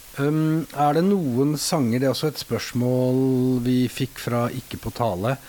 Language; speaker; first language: Norwegian; native; Norwegian